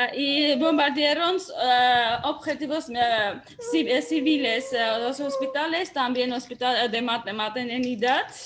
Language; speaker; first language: Spanish; non-native, fluent; Armenian